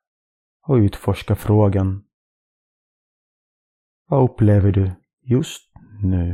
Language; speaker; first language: Swedish; non-native, fluent; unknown